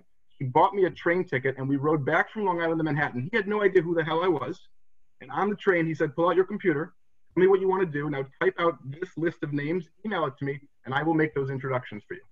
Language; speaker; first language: English; native; English